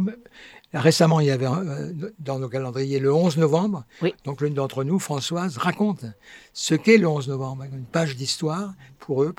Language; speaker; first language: French; native; French